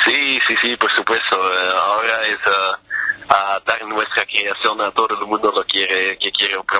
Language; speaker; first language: Spanish; non-native, fluent; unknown